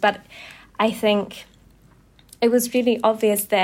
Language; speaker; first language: English; native; English